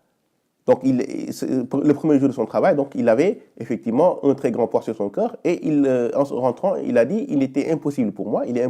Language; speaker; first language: French; native; French